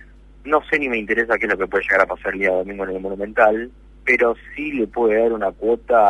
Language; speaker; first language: Spanish; native; Spanish